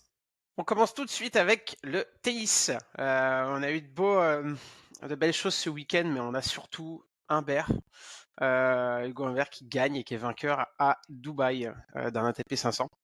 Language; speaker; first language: French; native; French